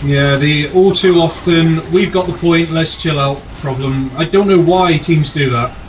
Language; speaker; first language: English; native; English